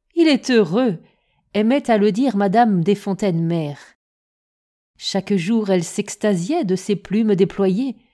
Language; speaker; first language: French; native; French